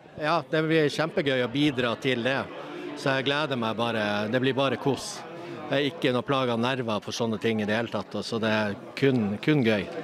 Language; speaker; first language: Norwegian; native; Norwegian